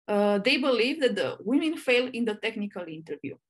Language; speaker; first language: English; non-native, fluent; Romanian